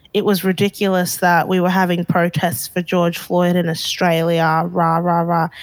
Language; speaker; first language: English; early bilingual, other home language; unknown